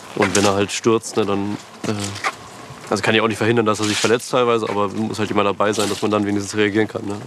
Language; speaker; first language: German; native; German